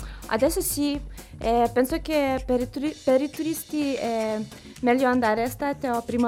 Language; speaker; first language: Italian; non-native, learner; Lithuanian